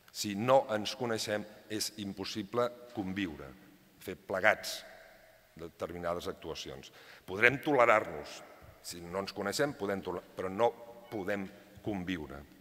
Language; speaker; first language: Catalan; native; Catalan